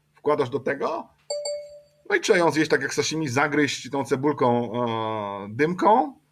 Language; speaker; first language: Polish; native; Polish